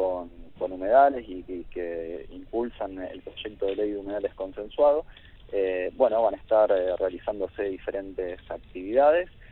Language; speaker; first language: Spanish; native; Spanish